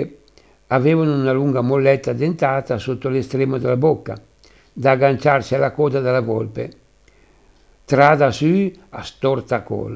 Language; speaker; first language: Italian; native; Italian